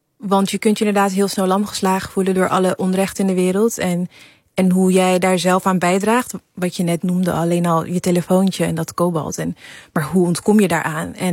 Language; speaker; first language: Dutch; early bilingual, other home language; English